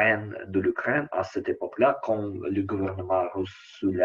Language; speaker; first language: French; non-native, learner; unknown